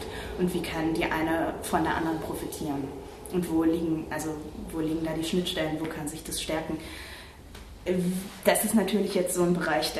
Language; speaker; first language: German; native; German